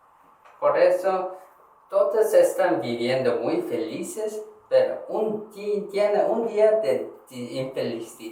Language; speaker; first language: Spanish; non-native, learner; Korean